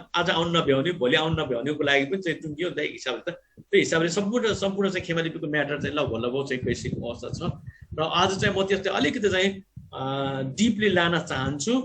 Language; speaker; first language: Nepali; non-native, local second language; Gurung